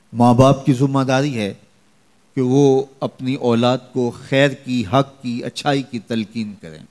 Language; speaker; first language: Urdu; non-native, local second language; Punjabi